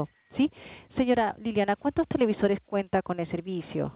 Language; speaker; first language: Spanish; native; Spanish